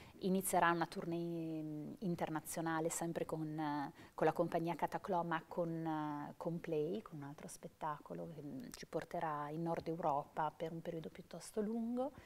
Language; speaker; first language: Italian; native; Italian